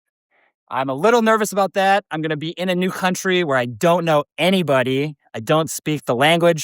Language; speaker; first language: English; native; English